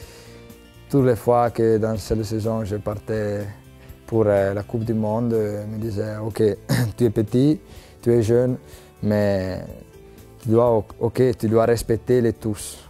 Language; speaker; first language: French; non-native, local second language; Italian